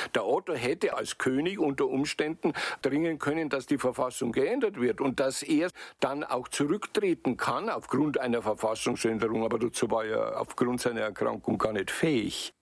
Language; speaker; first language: German; native; German